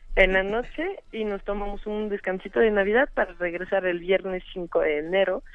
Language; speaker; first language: Spanish; non-native, fluent; French